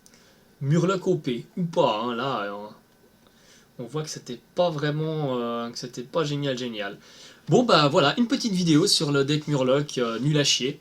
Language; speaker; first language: French; native; French